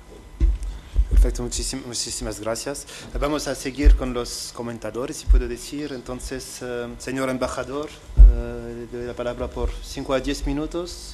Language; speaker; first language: Spanish; non-native, fluent; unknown